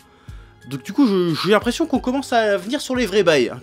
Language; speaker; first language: French; native; French